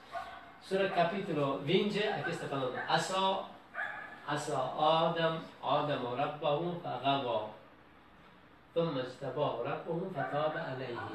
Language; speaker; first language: Portuguese; non-native, learner; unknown